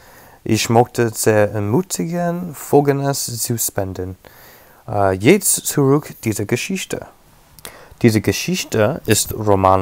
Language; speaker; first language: German; non-native, learner; English